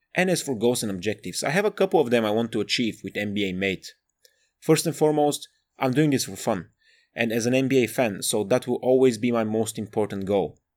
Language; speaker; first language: English; non-native, fluent; Bulgarian